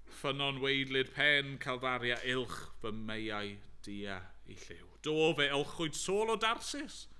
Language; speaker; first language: Welsh; native; Welsh